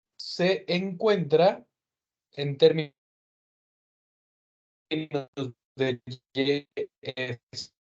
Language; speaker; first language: Spanish; native; Spanish